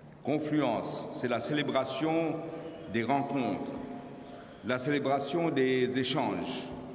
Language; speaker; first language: French; non-native, local second language; Morisyen